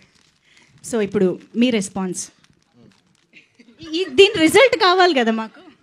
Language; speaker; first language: Telugu; native; Telugu